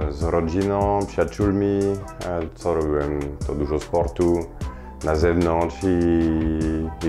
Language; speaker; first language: Polish; non-native, fluent; French